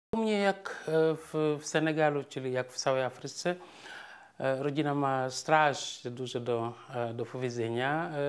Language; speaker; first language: Polish; non-native, fluent; Serer